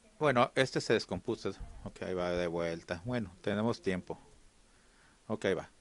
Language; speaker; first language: Spanish; early bilingual, heritage; Spanish